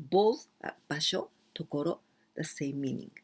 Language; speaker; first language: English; non-native, fluent; Japanese